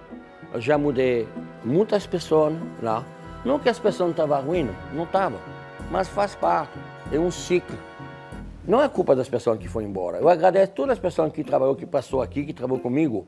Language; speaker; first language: Portuguese; non-native, fluent; French